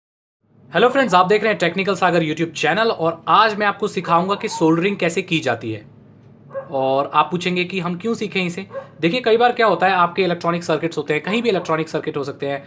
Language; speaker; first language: Hindi; native; Hindi